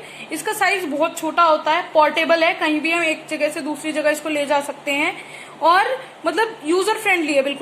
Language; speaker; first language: Hindi; native; Hindi